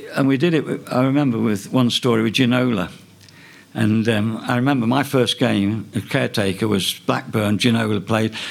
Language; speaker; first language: English; native; English